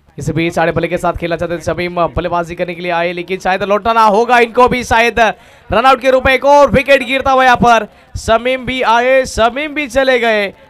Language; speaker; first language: Hindi; non-native, local second language; Marathi